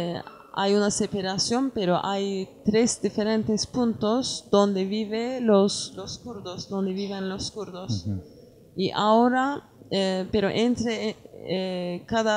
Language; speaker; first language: Spanish; non-native, learner; Kurdish